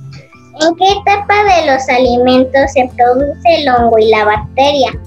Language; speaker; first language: Spanish; native; Spanish